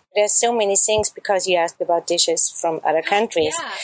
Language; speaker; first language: English; non-native, fluent; German